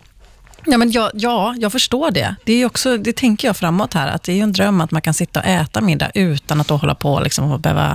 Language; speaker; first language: Swedish; native; Swedish